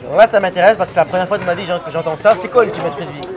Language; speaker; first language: French; native; French